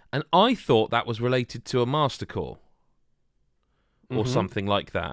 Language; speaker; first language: English; native; English